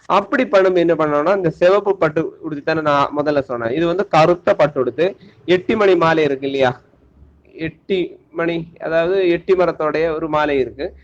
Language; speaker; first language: Tamil; non-native, local second language; Malayalam